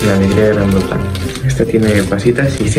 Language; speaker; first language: Spanish; native; Spanish